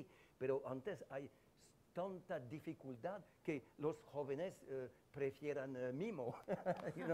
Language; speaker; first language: Spanish; non-native, fluent; French